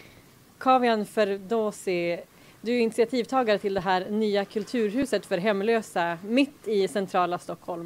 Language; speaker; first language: Swedish; native; Swedish